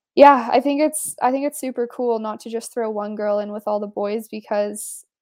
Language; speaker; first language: English; native; English